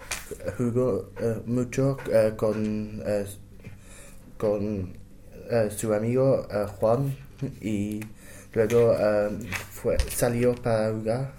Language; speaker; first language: Spanish; non-native, learner; English